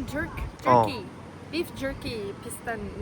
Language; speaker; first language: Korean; non-native, learner; Arabic